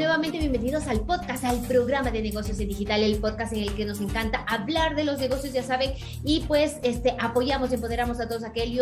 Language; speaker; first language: Spanish; native; Spanish